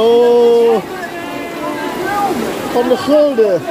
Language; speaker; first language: Dutch; non-native, learner; Indonesian